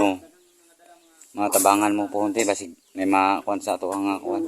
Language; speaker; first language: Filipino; non-native, local second language; Cebuano